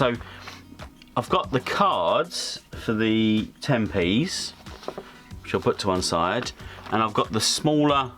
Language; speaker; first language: English; native; English